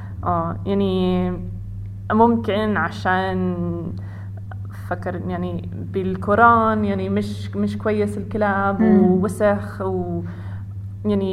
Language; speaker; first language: Arabic; non-native, learner; English